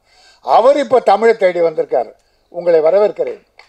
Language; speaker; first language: Tamil; native; Tamil